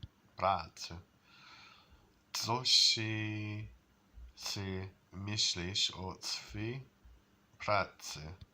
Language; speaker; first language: Czech; non-native, learner; English